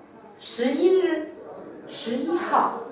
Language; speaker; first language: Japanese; non-native, local second language; Chinese